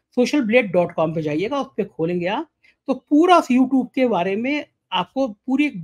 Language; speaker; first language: Hindi; native; Hindi